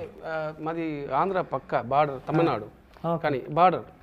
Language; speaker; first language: Telugu; non-native, local second language; Tamil